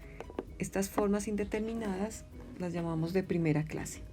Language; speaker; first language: Spanish; native; Spanish